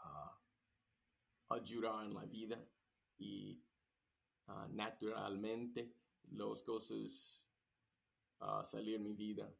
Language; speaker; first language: Spanish; non-native, learner; English